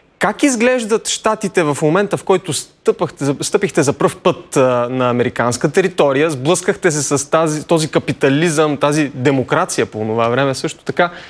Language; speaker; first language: Bulgarian; native; Bulgarian